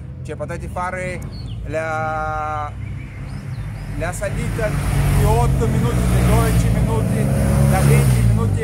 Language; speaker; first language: Italian; non-native, fluent; Russian